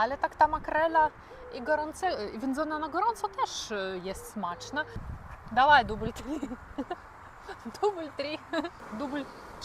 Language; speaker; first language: Polish; non-native, learner; Ukrainian